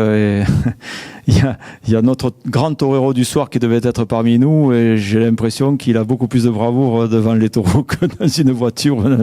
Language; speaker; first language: French; native; French